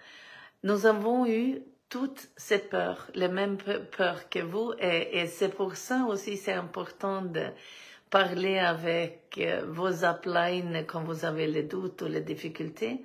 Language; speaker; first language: French; non-native, fluent; Swedish